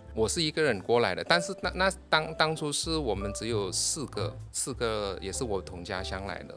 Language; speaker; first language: Chinese; early bilingual, heritage; Chinese